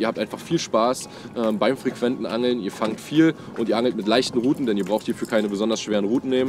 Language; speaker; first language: German; native; German